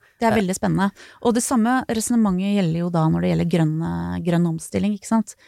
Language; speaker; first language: Norwegian; native; Norwegian